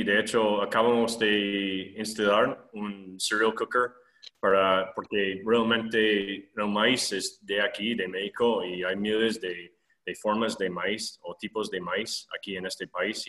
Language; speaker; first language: Spanish; non-native, fluent; English